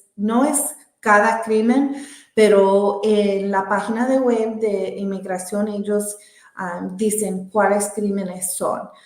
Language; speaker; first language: Spanish; early bilingual, heritage; Spanish